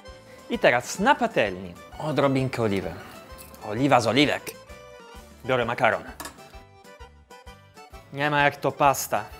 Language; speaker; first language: Polish; non-native, fluent; Italian